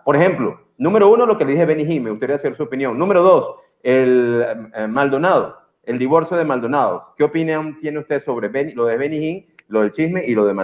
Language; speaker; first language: Spanish; native; Spanish